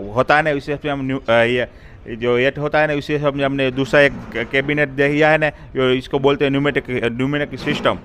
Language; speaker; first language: Hindi; non-native, local second language; Gujarati